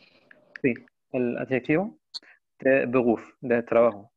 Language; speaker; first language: Spanish; non-native, fluent; Arabic